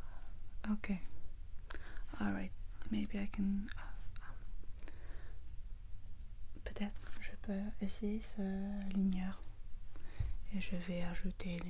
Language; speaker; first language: French; non-native, learner; English